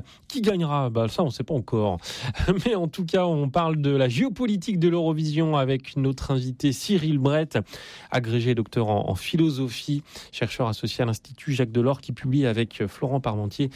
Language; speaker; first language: French; native; French